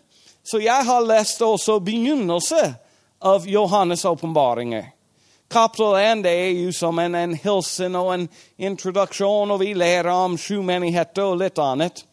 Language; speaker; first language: Norwegian; non-native, fluent; English